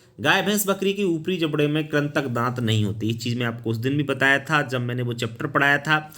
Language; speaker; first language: Hindi; native; Hindi